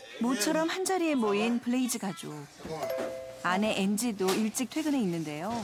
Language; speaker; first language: Korean; native; Korean